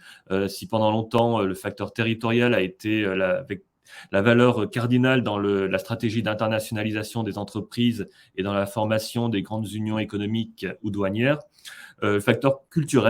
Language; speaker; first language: French; native; French